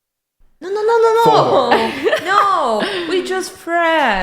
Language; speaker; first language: English; non-native, learner; Chinese